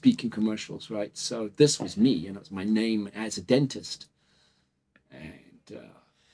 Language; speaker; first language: English; native; English